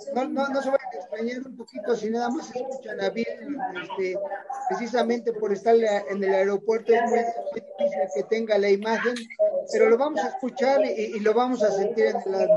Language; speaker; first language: Spanish; native; Spanish